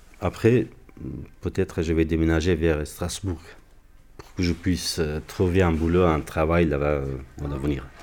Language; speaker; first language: French; non-native, fluent; Persian